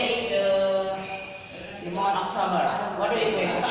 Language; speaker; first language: English; non-native, learner; Indonesian